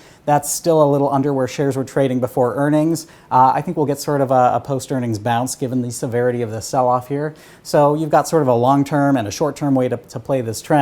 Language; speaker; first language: English; native; English